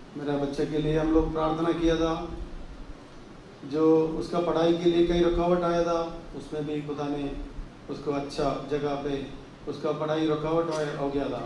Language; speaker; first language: Hindi; non-native, local second language; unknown